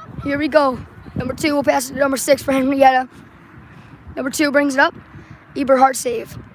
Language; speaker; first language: English; native; English